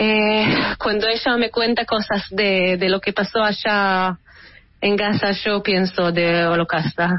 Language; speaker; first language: Spanish; early bilingual, heritage; Hebrew